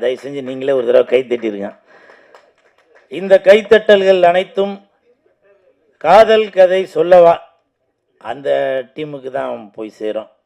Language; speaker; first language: Tamil; native; Tamil